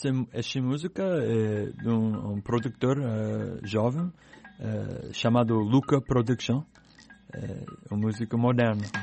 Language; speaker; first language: Portuguese; non-native, learner; English